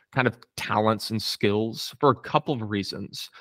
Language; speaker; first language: English; native; English